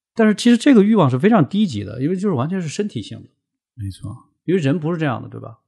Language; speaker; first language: Chinese; native; Chinese